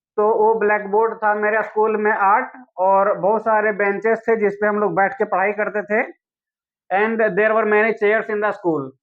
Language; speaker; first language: Hindi; native; Hindi